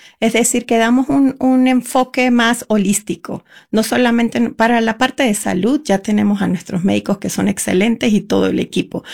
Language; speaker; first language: Spanish; native; Spanish